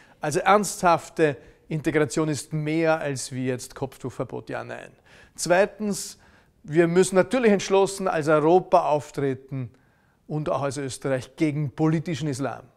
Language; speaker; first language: German; native; German